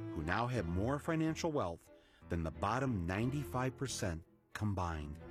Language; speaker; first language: English; native; English